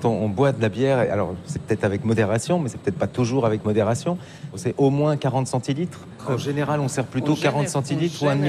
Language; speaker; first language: French; native; French